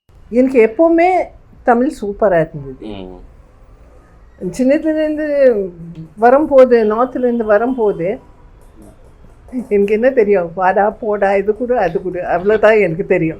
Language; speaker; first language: Tamil; non-native, local second language; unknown